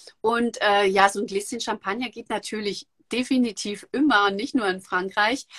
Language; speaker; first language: German; native; German